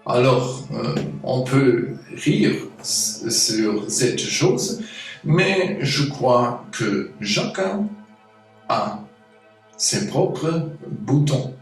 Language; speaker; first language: French; non-native, fluent; German